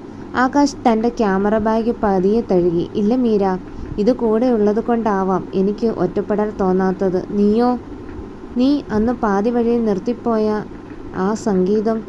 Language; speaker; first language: Malayalam; native; Malayalam